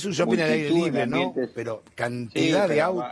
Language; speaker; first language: Spanish; native; Spanish